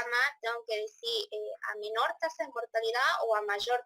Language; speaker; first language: Spanish; native; Spanish